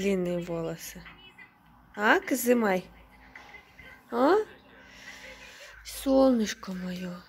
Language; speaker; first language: Russian; native; Russian